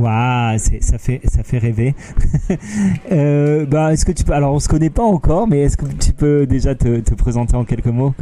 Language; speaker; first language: French; native; French